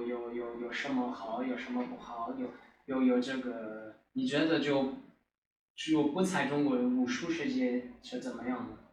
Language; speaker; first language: Chinese; non-native, learner; French